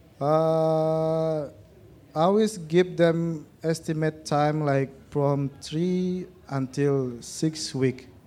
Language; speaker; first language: English; non-native, learner; Indonesian